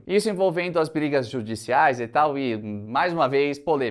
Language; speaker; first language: Portuguese; native; Portuguese